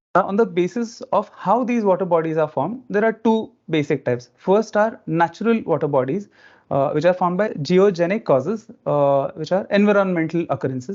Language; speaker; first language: English; non-native, local second language; Marathi